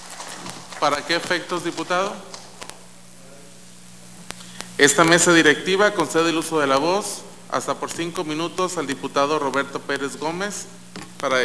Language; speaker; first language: Spanish; native; Spanish